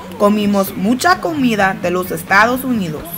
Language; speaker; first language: Spanish; non-native, learner; English